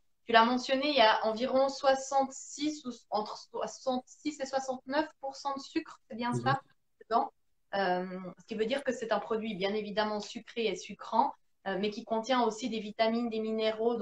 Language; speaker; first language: French; native; French